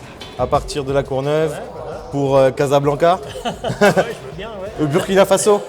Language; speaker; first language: French; native; French